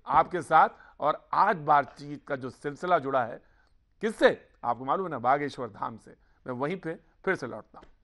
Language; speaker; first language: Hindi; native; Hindi